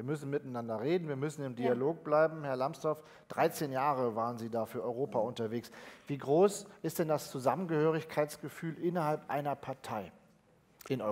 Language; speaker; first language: German; native; German